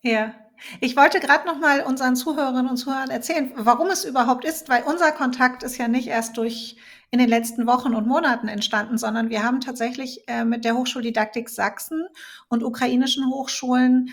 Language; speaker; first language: German; native; German